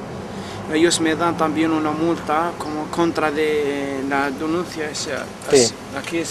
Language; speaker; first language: Spanish; non-native, learner; Arabic